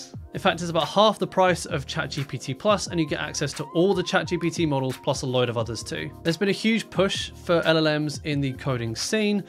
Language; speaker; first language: English; native; English